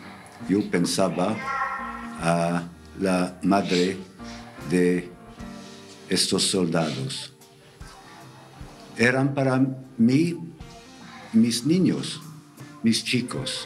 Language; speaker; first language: Spanish; non-native, fluent; English